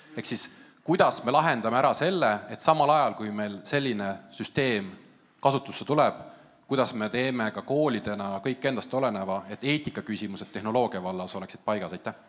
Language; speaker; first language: Estonian; native; Estonian